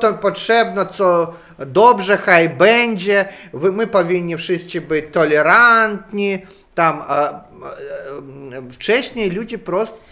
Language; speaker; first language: Polish; non-native, learner; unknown